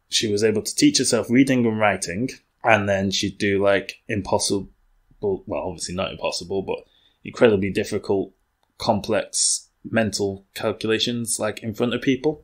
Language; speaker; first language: English; native; English